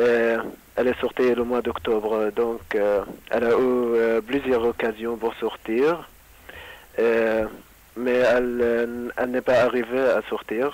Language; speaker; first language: French; non-native, fluent; Arabic